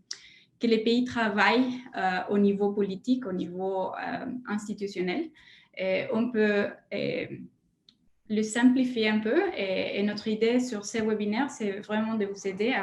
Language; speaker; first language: French; non-native, fluent; Spanish